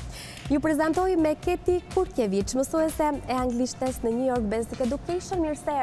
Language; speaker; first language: Albanian; native; Albanian